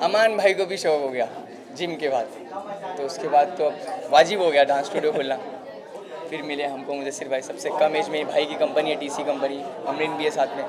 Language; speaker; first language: Hindi; native; Hindi